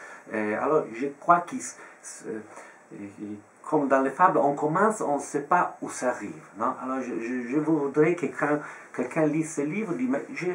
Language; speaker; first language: French; non-native, fluent; Italian